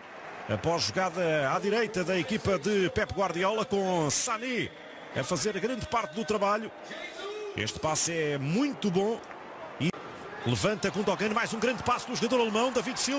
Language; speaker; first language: Portuguese; native; Portuguese